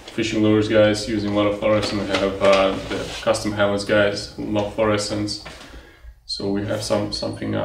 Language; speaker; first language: English; non-native, fluent; Russian